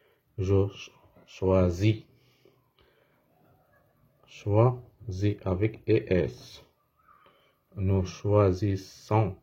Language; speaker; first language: French; non-native, fluent; Arabic